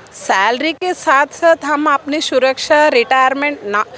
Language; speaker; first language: Hindi; non-native, local second language; Telugu